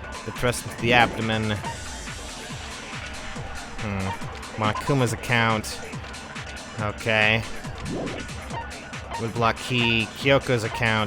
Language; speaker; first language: English; native; English